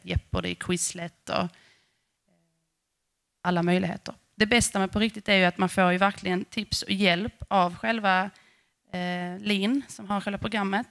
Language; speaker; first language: Swedish; native; Swedish